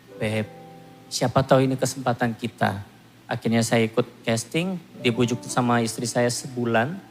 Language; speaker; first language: Indonesian; non-native, fluent; Korean